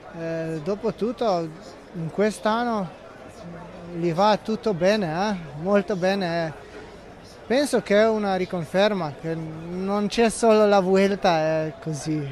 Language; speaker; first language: Italian; non-native, fluent; Slovenian